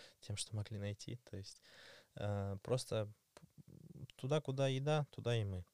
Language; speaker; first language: Russian; native; Russian